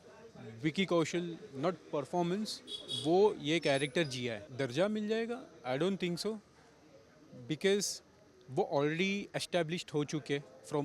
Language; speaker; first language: Hindi; native; Hindi